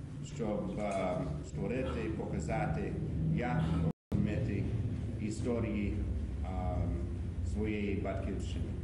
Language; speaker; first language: Ukrainian; non-native, fluent; English